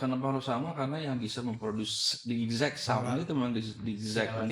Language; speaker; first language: Indonesian; native; Indonesian